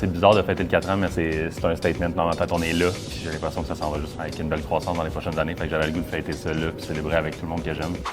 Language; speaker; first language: French; native; French